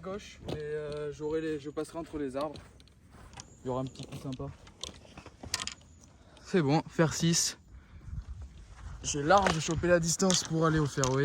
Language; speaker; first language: French; native; French